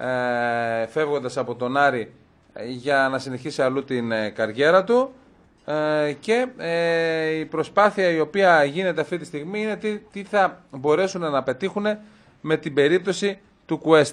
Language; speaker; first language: Greek; native; Greek